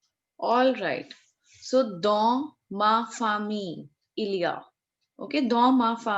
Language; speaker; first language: French; non-native, fluent; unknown